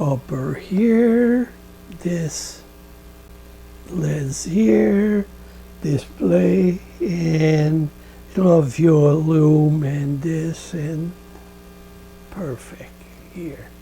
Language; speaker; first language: English; non-native, learner; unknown